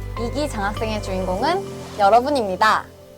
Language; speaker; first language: Korean; native; Korean